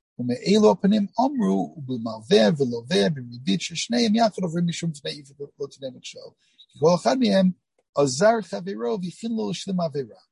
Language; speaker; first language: Hebrew; non-native, fluent; English